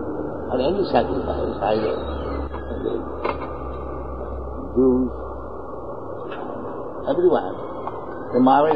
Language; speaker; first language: English; non-native, local second language; Bangla